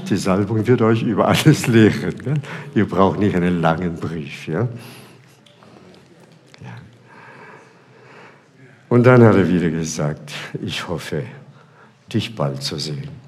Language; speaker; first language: German; non-native, fluent; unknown